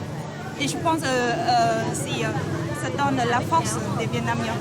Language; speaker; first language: French; non-native, fluent; Vietnamese